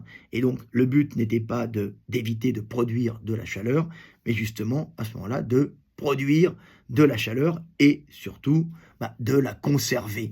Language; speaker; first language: French; native; French